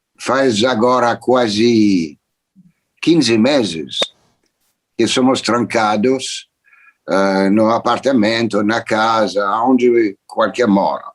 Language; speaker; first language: Portuguese; non-native, fluent; French